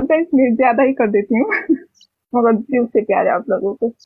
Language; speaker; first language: Hindi; non-native, learner; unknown